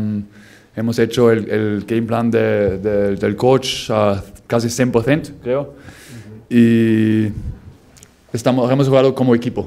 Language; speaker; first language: Spanish; non-native, fluent; German